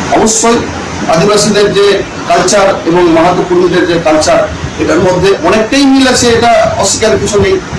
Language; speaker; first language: Bangla; non-native, local second language; Santali